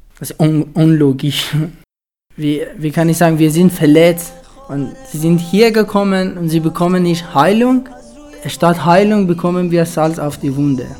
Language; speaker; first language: German; non-native, fluent; Persian